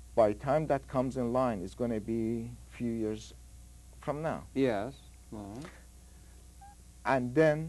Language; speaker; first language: English; non-native, fluent; Persian